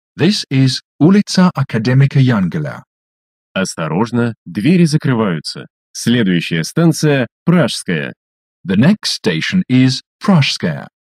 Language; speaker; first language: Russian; native; Russian